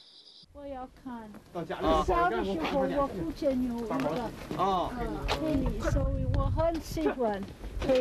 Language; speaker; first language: Chinese; non-native, local second language; English